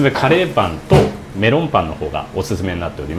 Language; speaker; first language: Japanese; native; Japanese